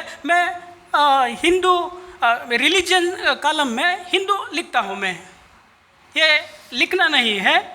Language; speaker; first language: Hindi; non-native, local second language; Kannada